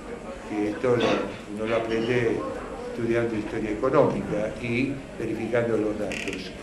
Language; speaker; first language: Spanish; native; Spanish